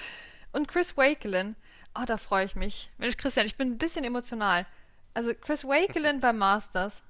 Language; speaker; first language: German; native; German